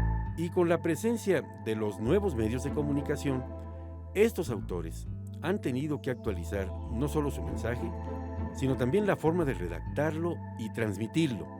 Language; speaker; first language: Spanish; native; Spanish